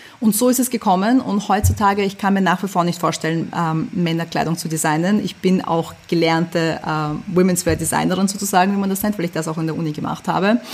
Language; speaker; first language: German; early bilingual, other home language; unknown